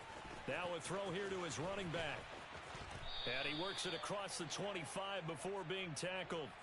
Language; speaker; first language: English; native; English